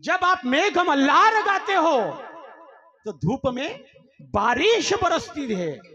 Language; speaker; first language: Hindi; non-native, local second language; Marathi